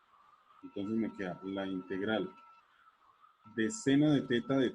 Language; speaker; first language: Spanish; native; Spanish